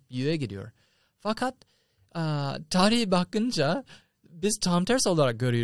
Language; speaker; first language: Turkish; non-native, fluent; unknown